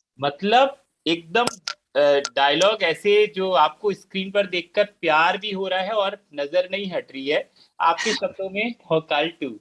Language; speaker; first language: Hindi; native; Hindi